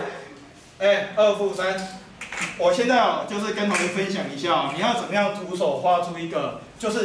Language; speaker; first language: Chinese; native; Chinese